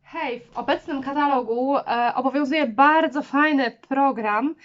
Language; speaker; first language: Polish; native; Polish